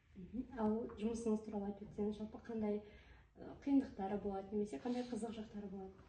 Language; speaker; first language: Kazakh; native; Kazakh